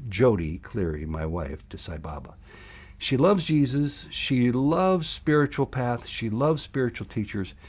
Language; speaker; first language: English; native; English